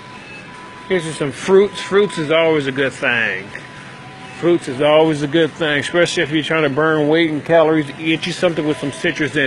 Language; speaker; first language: English; native; English